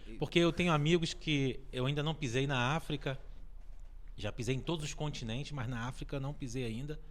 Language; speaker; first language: Portuguese; native; Portuguese